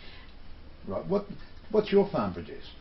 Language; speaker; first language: English; native; English